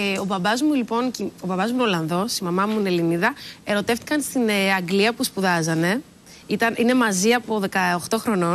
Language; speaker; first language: Greek; early bilingual, other home language; Dutch